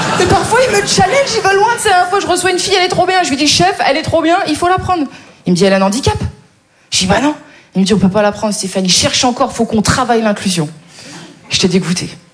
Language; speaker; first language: French; native; French